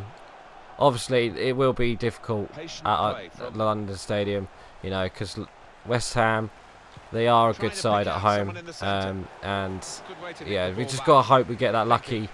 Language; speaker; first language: English; native; English